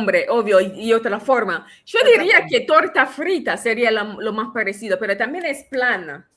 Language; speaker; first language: Spanish; non-native, fluent; English